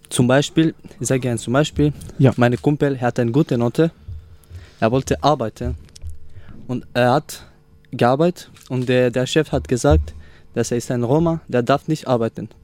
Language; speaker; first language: German; non-native, learner; Romany